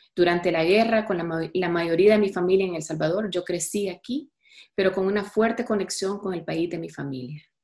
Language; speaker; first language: Spanish; early bilingual, heritage; Spanish